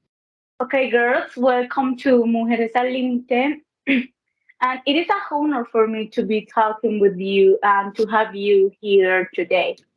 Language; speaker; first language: English; non-native, learner; Spanish